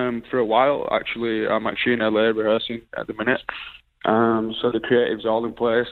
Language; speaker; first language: English; native; English